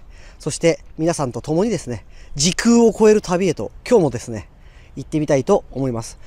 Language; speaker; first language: Japanese; native; Japanese